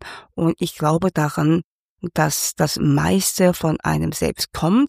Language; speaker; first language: German; non-native, fluent; Cantonese